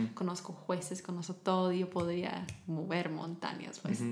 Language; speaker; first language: Spanish; non-native, fluent; English